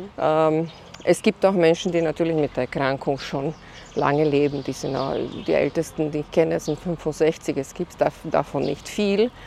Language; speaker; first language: German; non-native, fluent; Slovak